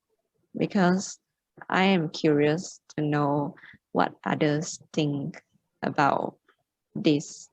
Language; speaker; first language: English; non-native, local second language; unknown